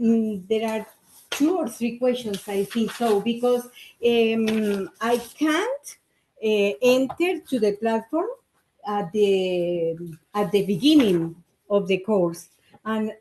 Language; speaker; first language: English; non-native, learner; Spanish